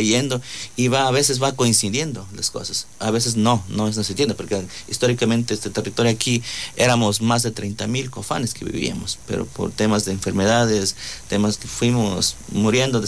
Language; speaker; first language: Spanish; non-native, local second language; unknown